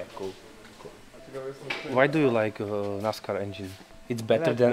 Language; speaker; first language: English; non-native, learner; Czech